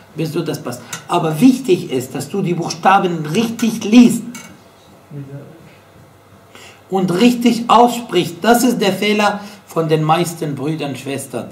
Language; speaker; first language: German; non-native, fluent; Arabic